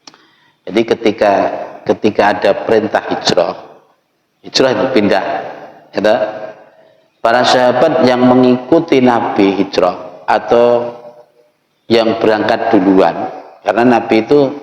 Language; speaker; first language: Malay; non-native, local second language; Javanese